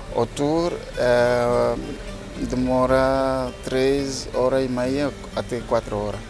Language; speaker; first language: Portuguese; non-native, learner; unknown